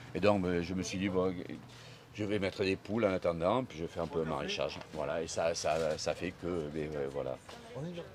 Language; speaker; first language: French; native; French